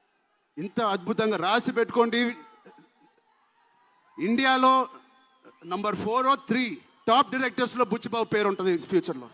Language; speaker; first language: Telugu; native; Telugu